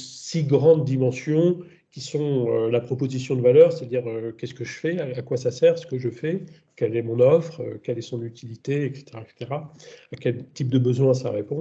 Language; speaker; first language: French; native; French